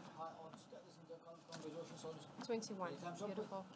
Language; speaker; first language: English; non-native, fluent; Latvian